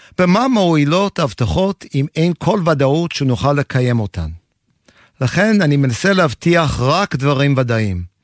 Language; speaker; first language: Hebrew; non-native, fluent; English